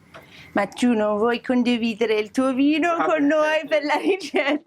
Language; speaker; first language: Italian; non-native, fluent; English